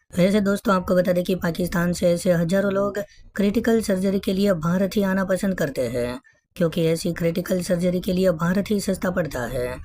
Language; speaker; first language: Hindi; native; Hindi